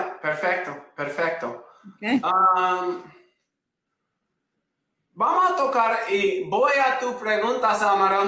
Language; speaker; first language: Spanish; non-native, fluent; English